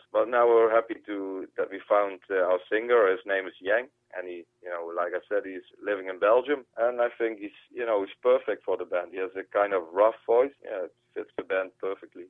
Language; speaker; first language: English; non-native, fluent; Dutch